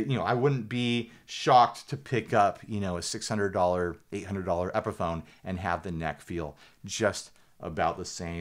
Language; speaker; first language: English; native; English